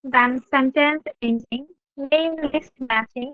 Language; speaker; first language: English; non-native, local second language; Bangla